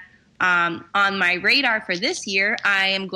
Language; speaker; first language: English; native; English